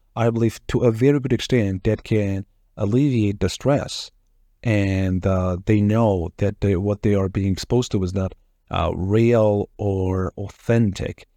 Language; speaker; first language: English; non-native, fluent; Persian